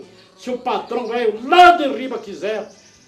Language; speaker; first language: Portuguese; native; Portuguese